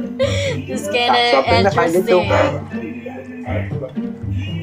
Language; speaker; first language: English; non-native, learner; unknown